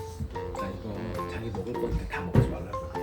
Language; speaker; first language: Korean; native; Korean